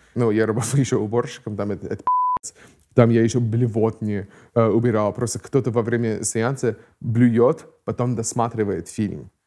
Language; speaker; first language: Russian; non-native, fluent; English